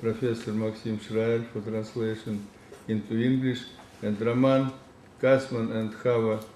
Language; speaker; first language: English; non-native, learner; Russian